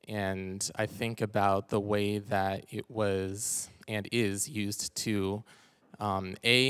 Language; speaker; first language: English; native; English